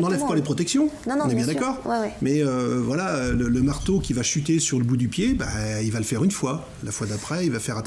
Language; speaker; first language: French; native; French